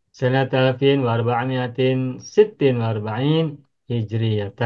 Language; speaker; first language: Arabic; non-native, fluent; Indonesian